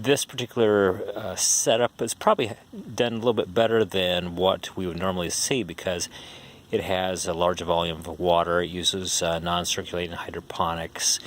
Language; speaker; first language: English; native; English